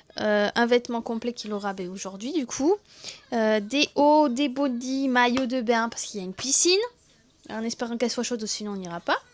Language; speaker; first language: French; native; French